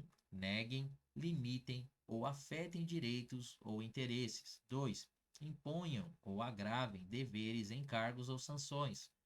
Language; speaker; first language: Portuguese; native; Portuguese